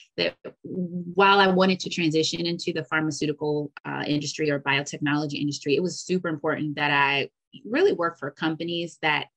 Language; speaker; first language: English; native; English